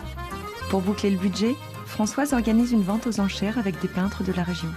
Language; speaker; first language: French; native; French